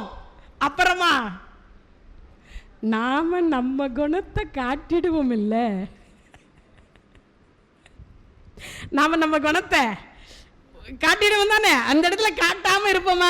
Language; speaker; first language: Tamil; native; Tamil